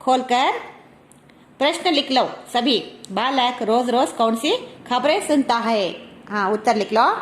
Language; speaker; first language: Hindi; non-native, local second language; Kannada